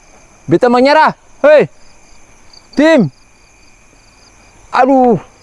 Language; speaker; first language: Malay; native; Malay